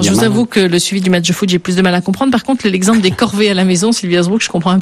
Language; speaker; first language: French; native; French